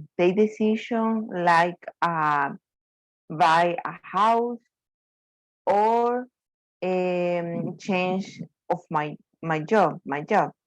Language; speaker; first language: English; non-native, learner; Spanish